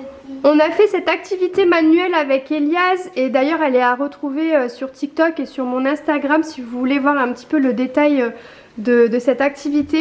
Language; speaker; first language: French; native; French